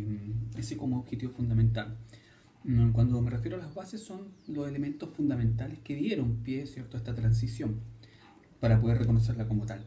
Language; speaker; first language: Spanish; native; Spanish